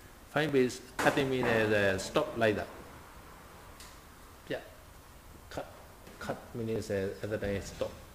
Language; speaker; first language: English; non-native, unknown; Burmese